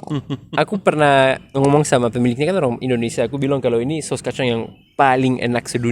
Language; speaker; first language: Indonesian; non-native, fluent; French